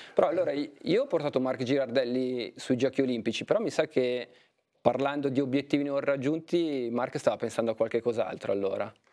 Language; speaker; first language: Italian; native; Italian